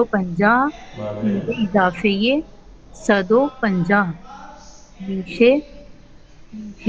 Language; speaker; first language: Persian; non-native, learner; Urdu